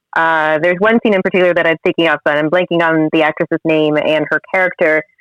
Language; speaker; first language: English; native; English